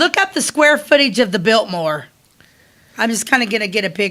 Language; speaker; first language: English; native; English